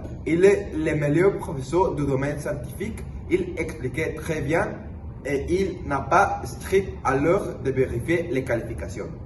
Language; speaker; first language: French; non-native, learner; Spanish